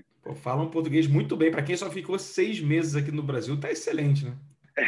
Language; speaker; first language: Portuguese; native; Portuguese